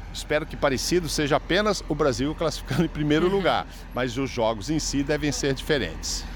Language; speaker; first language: Portuguese; native; Portuguese